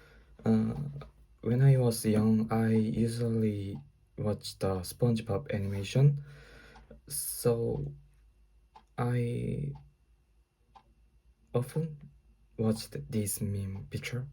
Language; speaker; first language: English; non-native, learner; Korean